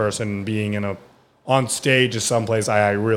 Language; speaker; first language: English; early bilingual, other home language; German